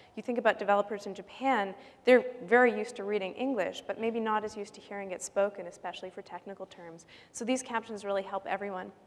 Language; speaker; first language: English; native; English